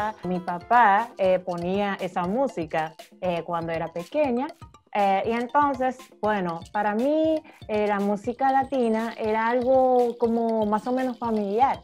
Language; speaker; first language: Spanish; non-native, fluent; Japanese